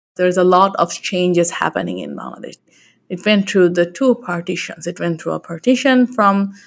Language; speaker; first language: English; non-native, local second language; Bangla